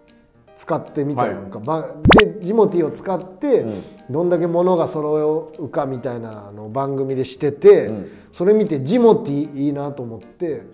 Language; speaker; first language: Japanese; native; Japanese